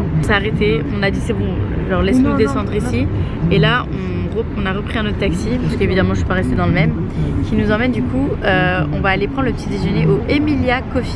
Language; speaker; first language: French; native; French